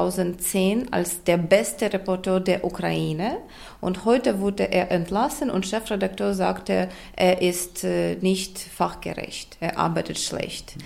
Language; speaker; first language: German; non-native, fluent; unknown